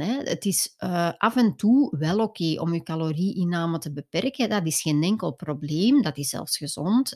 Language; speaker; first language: Dutch; native; Dutch